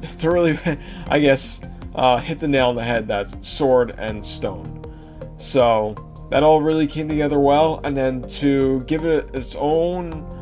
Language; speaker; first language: English; native; English